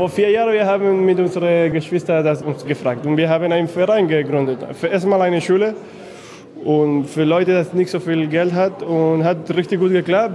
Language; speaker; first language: German; non-native, fluent; Spanish